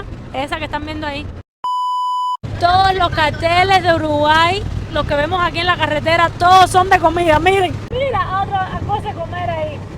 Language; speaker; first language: Spanish; native; Spanish